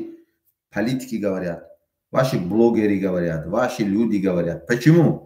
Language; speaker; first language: Russian; non-native, fluent; Tajik